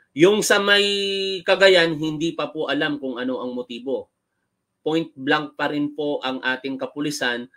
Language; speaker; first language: Filipino; native; Filipino